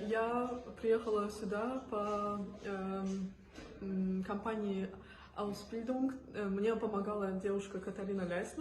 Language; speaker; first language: Russian; non-native, local second language; Azerbaijani